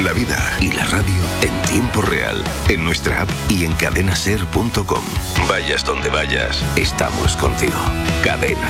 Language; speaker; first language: Spanish; native; Spanish